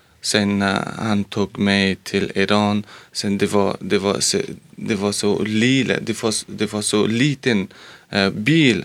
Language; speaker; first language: Swedish; non-native, learner; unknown